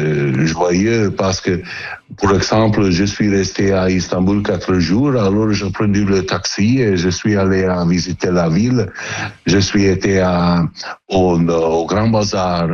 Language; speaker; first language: French; non-native, fluent; Italian